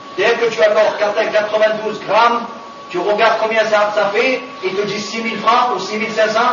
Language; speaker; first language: French; non-native, local second language; Arabic